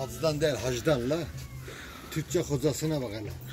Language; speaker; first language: Turkish; native; Turkish